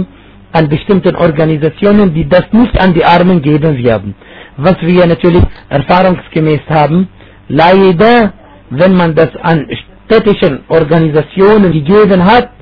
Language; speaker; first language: German; non-native, fluent; Arabic